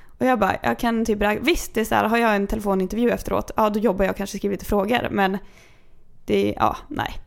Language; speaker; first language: Swedish; native; Swedish